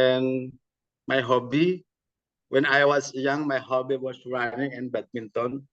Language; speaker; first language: English; non-native, learner; Indonesian